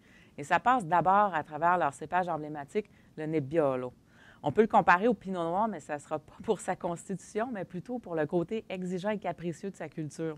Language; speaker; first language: French; native; French